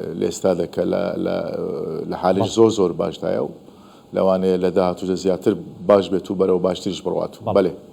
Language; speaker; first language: Central Kurdish; non-native, local second language; Turkish